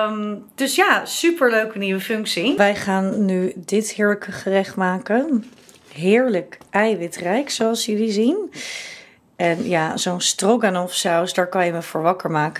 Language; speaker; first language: Dutch; native; Dutch